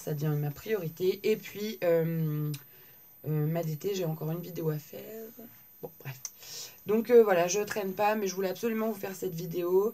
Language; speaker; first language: French; native; French